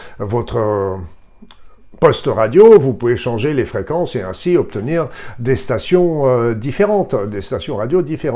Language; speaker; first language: French; native; French